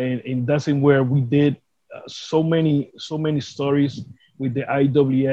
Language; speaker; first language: English; non-native, learner; Spanish